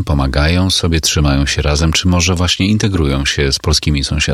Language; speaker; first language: Polish; native; Polish